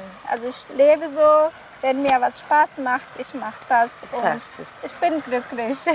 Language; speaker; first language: German; non-native, fluent; Kinyarwanda